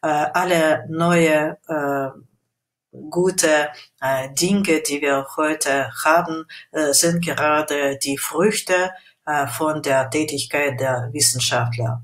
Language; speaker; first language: German; non-native, fluent; Russian